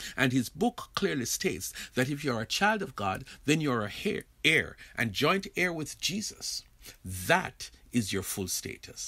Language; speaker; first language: English; native; English